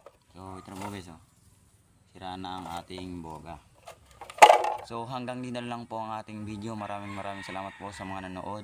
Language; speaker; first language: Filipino; native; Filipino